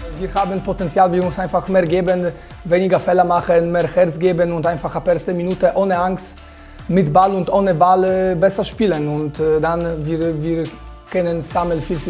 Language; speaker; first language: German; non-native, learner; Polish